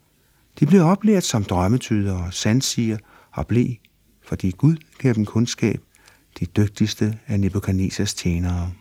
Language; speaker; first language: Danish; native; Danish